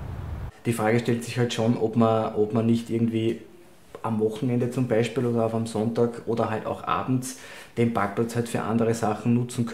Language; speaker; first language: German; native; German